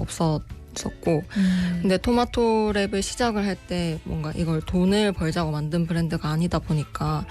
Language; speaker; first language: Korean; native; Korean